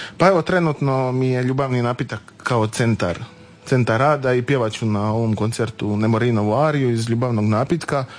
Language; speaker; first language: Serbian; native; Serbian